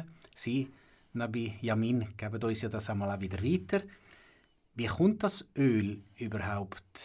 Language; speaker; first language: German; native; German